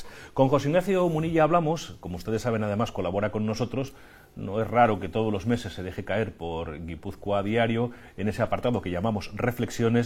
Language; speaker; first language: Spanish; native; Spanish